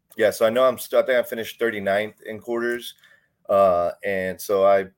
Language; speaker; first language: English; native; English